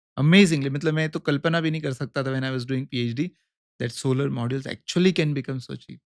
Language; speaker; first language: Hindi; native; Hindi